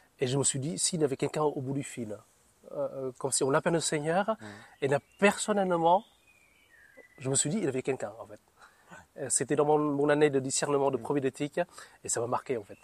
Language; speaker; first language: French; non-native, fluent; Vietnamese